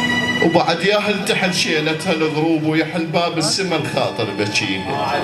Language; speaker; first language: Arabic; native; Arabic